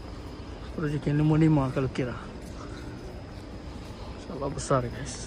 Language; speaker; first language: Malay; early bilingual, heritage; Malay